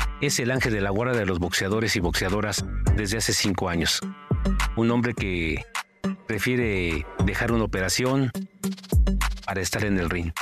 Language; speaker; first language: Spanish; native; Spanish